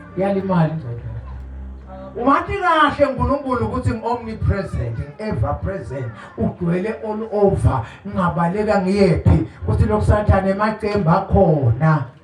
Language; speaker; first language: Zulu; non-native, local second language; South Ndebele